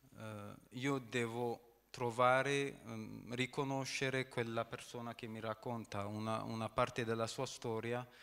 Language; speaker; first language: Italian; non-native, fluent; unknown